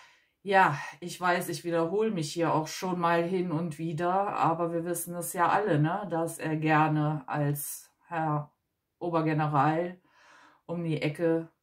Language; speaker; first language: German; native; German